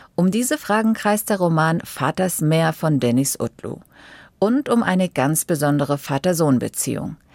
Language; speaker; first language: German; native; German